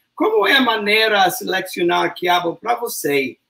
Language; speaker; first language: Portuguese; non-native, learner; English